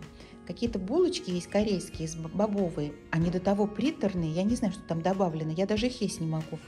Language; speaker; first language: Russian; native; Russian